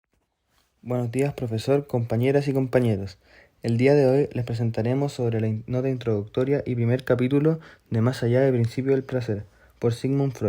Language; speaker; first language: Spanish; native; Spanish